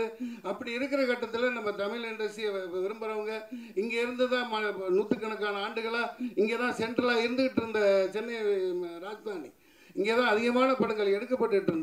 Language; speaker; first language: Tamil; native; Tamil